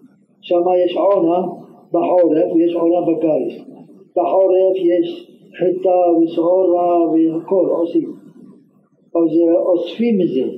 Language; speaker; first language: Hebrew; non-native, fluent; Arabic